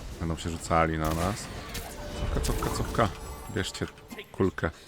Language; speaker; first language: Polish; native; Polish